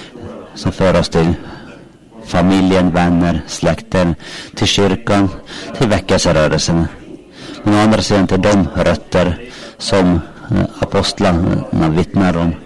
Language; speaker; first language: Swedish; non-native, local second language; Finnish